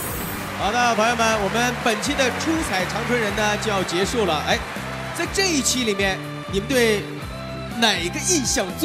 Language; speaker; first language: Chinese; native; Chinese